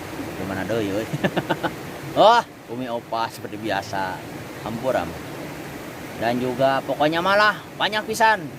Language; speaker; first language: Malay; non-native, local second language; Sundanese